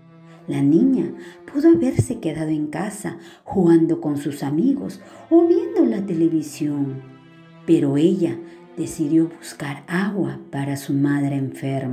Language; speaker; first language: Spanish; native; Spanish